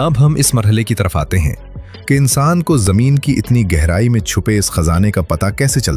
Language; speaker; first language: Urdu; native; Urdu